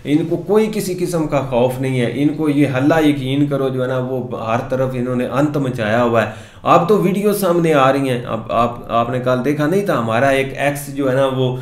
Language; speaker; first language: Urdu; non-native, local second language; Punjabi